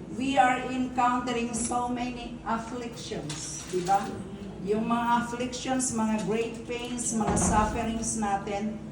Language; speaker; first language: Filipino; non-native, local second language; Bikol